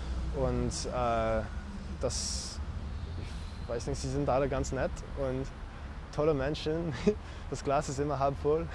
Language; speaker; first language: German; non-native, fluent; English